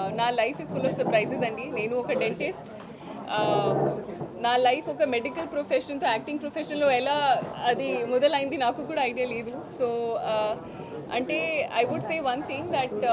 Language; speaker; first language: Telugu; non-native, learner; Hindi